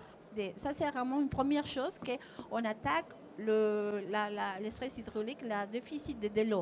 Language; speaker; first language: French; non-native, fluent; Spanish